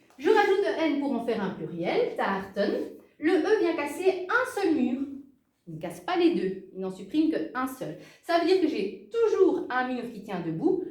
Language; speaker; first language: French; native; French